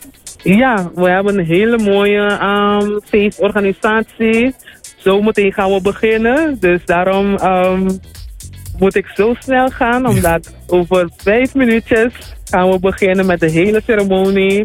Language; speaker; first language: Dutch; non-native, local second language; Papiamento